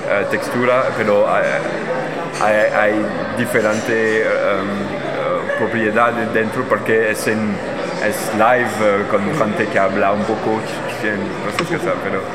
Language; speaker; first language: Spanish; non-native, learner; French